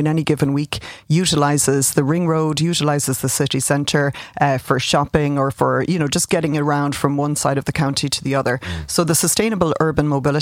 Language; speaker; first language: English; native; English